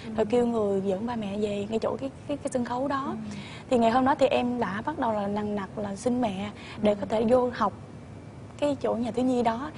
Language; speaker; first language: Vietnamese; native; Vietnamese